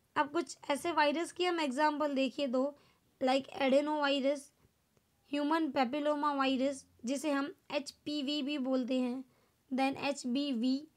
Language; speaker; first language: Hindi; non-native, local second language; Gujarati